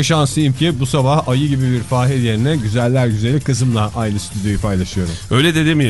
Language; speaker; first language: Turkish; native; Turkish